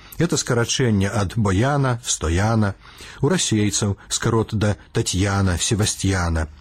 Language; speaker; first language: Belarusian; native; Belarusian